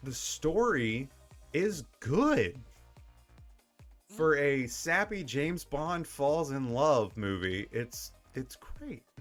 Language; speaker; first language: English; native; English